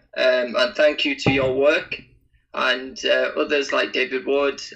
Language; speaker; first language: English; native; English